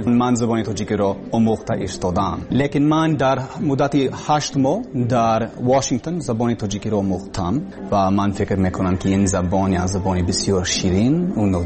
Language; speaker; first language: Persian; non-native, learner; English